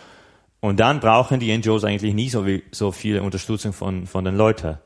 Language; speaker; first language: German; non-native, fluent; Slovak